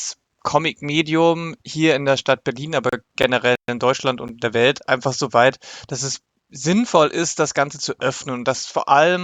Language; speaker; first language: German; native; German